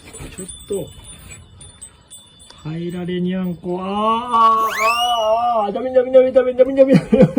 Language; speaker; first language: Japanese; native; Japanese